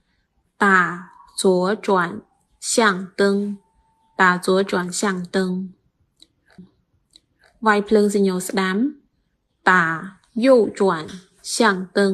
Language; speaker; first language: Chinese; non-native, fluent; Khmer